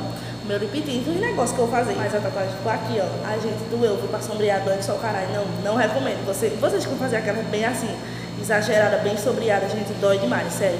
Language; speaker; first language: Portuguese; native; Portuguese